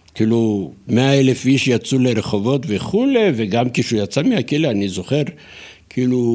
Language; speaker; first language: Hebrew; non-native, fluent; Turkish